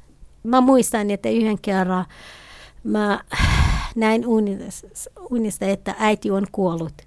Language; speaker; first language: Finnish; non-native, learner; Kurdish